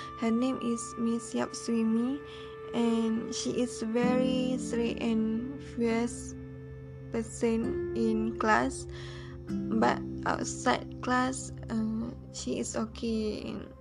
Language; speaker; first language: English; non-native, learner; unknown